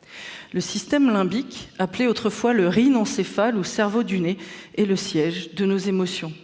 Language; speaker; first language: French; native; French